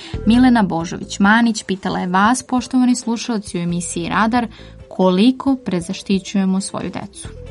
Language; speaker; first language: Serbian; native; Serbian